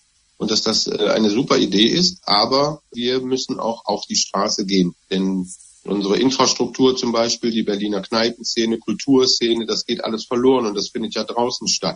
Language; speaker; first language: German; native; German